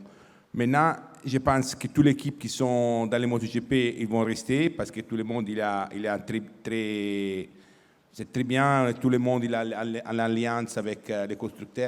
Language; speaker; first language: French; non-native, fluent; Italian